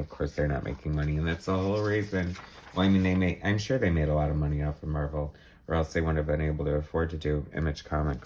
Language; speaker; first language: English; native; English